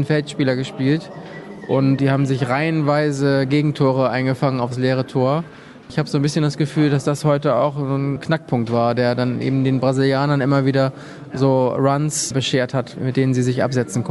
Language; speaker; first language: German; native; German